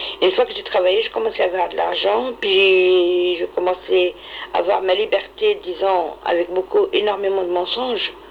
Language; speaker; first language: French; non-native, local second language; Arabic